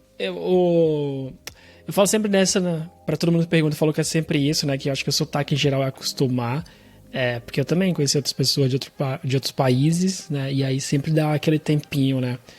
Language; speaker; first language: Portuguese; native; Portuguese